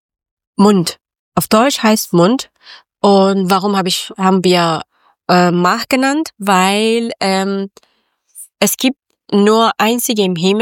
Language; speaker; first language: German; non-native, learner; Persian